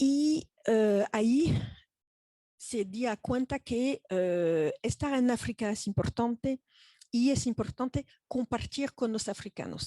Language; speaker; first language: Spanish; non-native, fluent; French